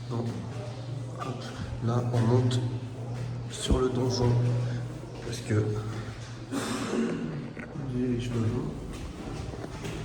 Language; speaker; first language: French; native; French